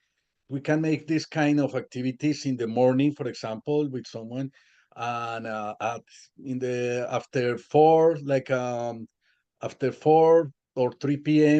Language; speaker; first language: English; non-native, learner; Spanish